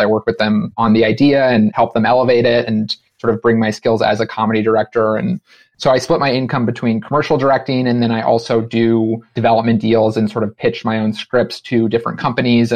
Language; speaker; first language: English; native; English